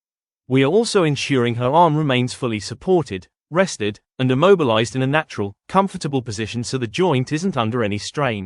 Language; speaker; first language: English; non-native, fluent; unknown